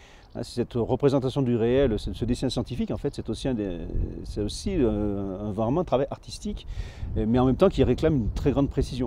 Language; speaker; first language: French; native; French